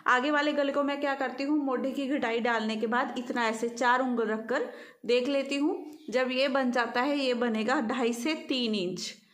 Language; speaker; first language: Hindi; native; Hindi